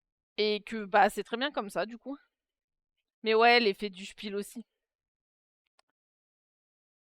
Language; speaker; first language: French; native; French